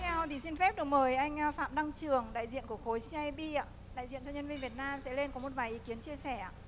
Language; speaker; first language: Vietnamese; native; Vietnamese